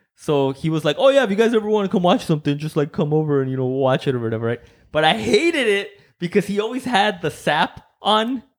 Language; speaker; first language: English; non-native, fluent; Spanish